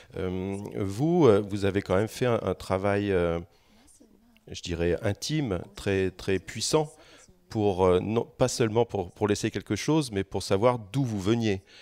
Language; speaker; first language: French; native; French